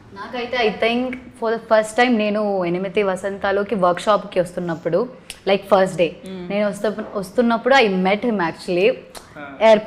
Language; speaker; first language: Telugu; non-native, learner; Malayalam